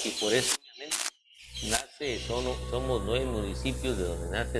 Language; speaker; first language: Spanish; native; Spanish